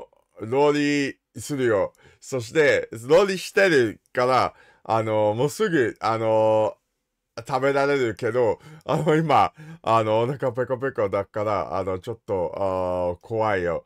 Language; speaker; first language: Japanese; non-native, learner; English